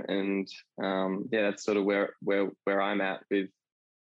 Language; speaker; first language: English; native; English